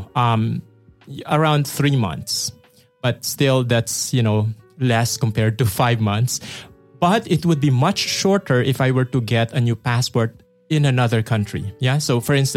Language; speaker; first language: English; non-native, local second language; Filipino